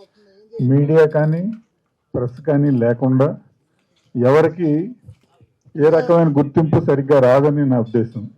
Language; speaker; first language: Telugu; native; Telugu